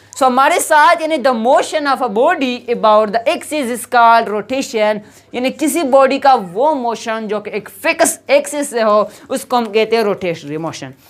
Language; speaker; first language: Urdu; non-native, local second language; Pashto